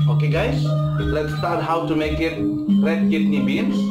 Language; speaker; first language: English; non-native, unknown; Indonesian